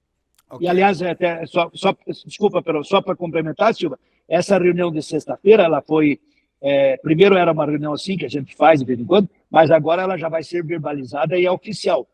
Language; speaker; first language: Portuguese; native; Portuguese